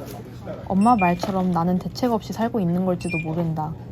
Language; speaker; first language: Korean; native; Korean